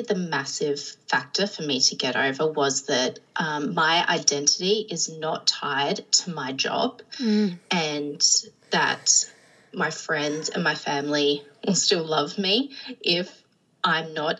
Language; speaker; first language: English; native; English